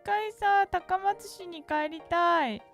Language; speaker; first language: Japanese; native; Japanese